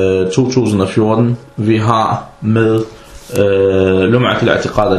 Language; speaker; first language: Danish; non-native, fluent; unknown